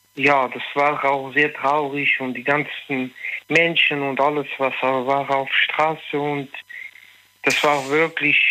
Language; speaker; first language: German; non-native, learner; French